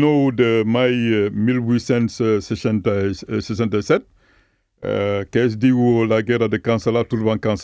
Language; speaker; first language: Catalan; non-native, fluent; Mandingo